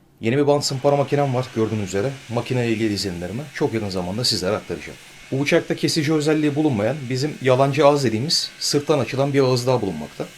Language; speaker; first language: Turkish; native; Turkish